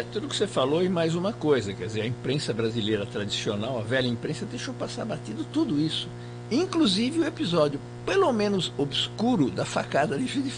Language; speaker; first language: Portuguese; native; Portuguese